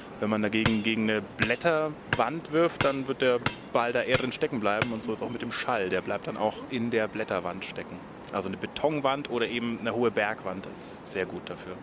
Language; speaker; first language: German; native; German